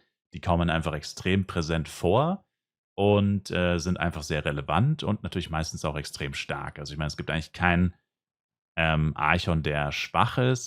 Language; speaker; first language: German; native; German